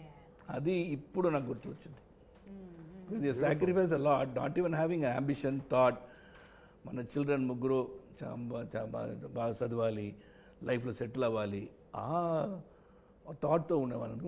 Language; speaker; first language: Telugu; non-native, local second language; Tamil